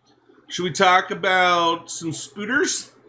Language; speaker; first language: English; native; English